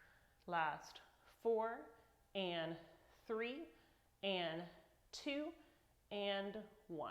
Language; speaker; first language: English; native; English